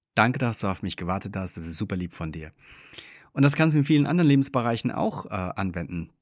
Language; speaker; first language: German; non-native, fluent; English